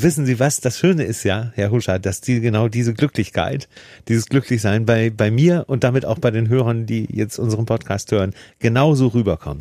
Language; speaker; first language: German; native; German